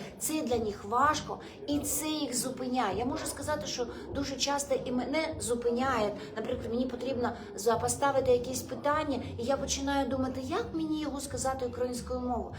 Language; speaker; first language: Ukrainian; non-native, local second language; Russian